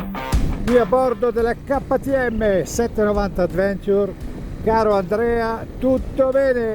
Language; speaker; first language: Italian; native; Italian